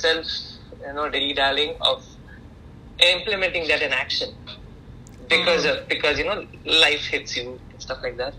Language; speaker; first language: English; non-native, local second language; Tamil